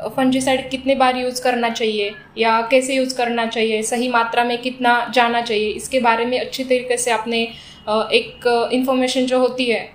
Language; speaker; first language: Hindi; non-native, local second language; Marathi